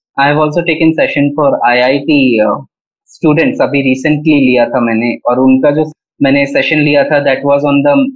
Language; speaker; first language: Hindi; native; Hindi